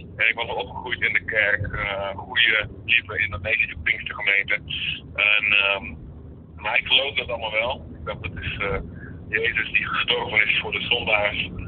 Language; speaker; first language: Dutch; early bilingual, other home language; Indonesian